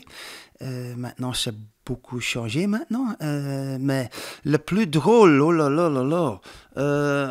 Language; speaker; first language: French; non-native, learner; Dutch